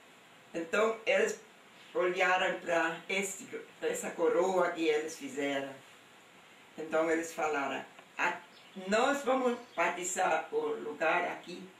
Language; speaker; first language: Portuguese; non-native, local second language; German